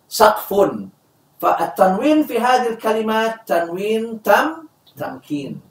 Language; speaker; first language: Arabic; non-native, fluent; Indonesian